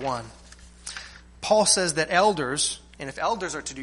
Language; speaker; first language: English; native; English